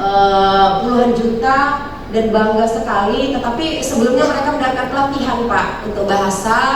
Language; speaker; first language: Indonesian; native; Indonesian